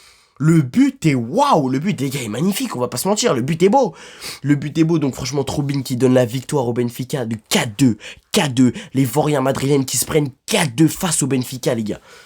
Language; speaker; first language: French; native; French